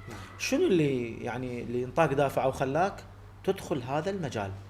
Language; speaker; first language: Arabic; native; Arabic